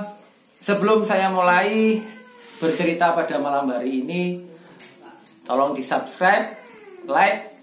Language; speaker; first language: Indonesian; non-native, local second language; Javanese